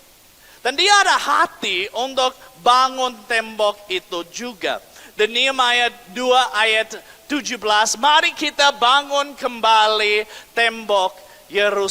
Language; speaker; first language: Indonesian; non-native, fluent; English